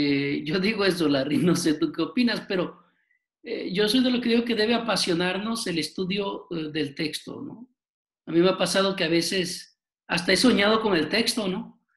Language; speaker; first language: Spanish; native; Spanish